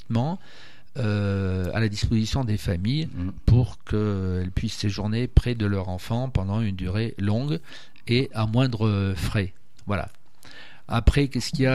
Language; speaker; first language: French; native; French